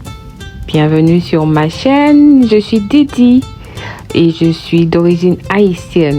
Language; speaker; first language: French; non-native, local second language; Haitian Creole